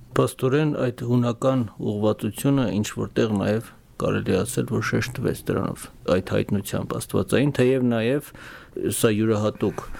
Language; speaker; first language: Armenian; native; Armenian